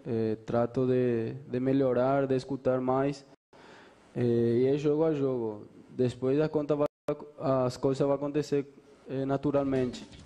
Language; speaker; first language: Portuguese; non-native, fluent; Spanish